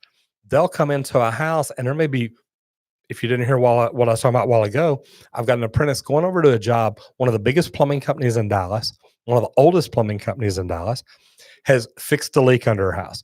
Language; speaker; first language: English; native; English